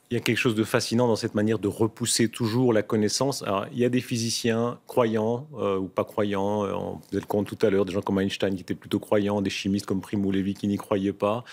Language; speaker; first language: French; native; French